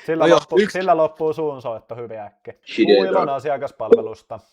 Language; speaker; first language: Finnish; native; Finnish